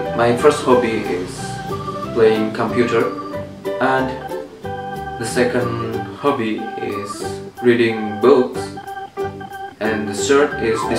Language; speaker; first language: English; non-native, learner; Javanese